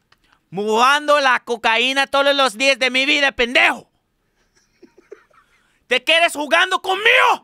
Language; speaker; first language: Spanish; non-native, learner; English